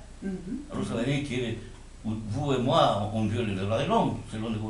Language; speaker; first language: French; non-native, fluent; Spanish